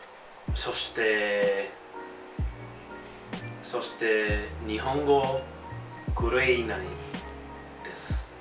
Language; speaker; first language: Japanese; non-native, learner; English